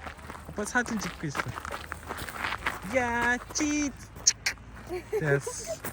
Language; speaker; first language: Korean; early bilingual, other home language; Mongolian